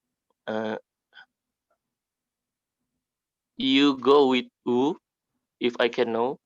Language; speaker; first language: English; non-native, learner; Indonesian